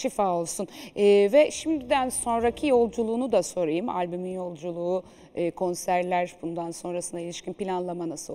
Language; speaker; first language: Turkish; native; Turkish